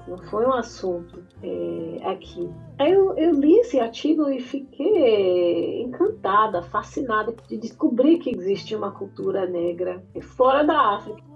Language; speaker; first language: Portuguese; non-native, fluent; English